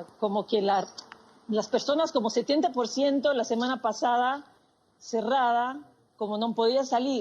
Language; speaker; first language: Spanish; non-native, fluent; Portuguese